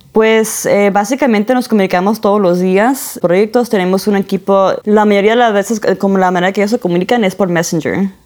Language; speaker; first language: Spanish; early bilingual, heritage; Spanish